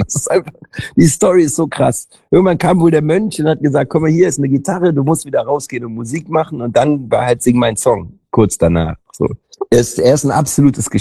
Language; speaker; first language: German; native; German